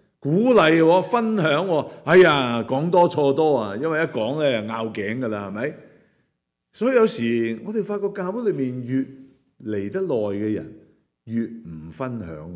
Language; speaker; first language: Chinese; non-native, local second language; Cantonese